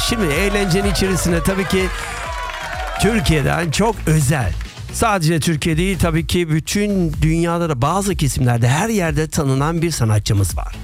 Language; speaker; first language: Turkish; early bilingual, heritage; Turkish